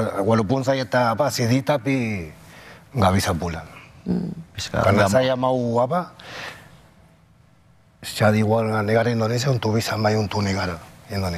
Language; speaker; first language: Indonesian; non-native, fluent; Spanish